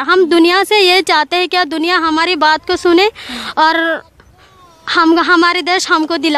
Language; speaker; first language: Hindi; non-native, learner; Rohingya